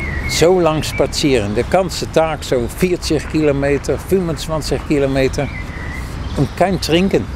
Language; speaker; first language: German; non-native, fluent; Dutch